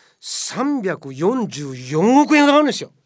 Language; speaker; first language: Japanese; native; Japanese